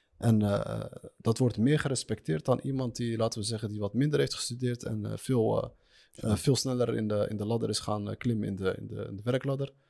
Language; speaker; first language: Dutch; early bilingual, other home language; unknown